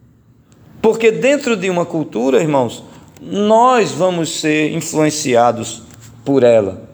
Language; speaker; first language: Portuguese; native; Portuguese